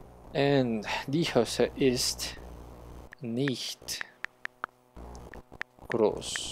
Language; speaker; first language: German; non-native, learner; Spanish